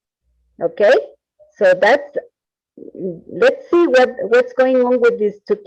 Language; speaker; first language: English; non-native, fluent; Spanish